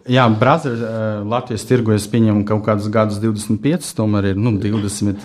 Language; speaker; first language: Latvian; non-native, local second language; Russian